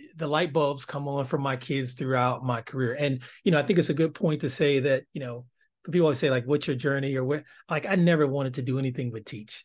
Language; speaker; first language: English; native; English